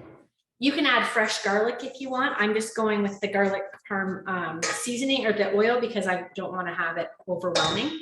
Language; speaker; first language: English; native; English